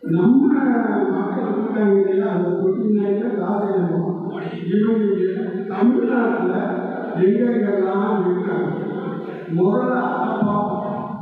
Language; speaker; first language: Tamil; non-native, local second language; Telugu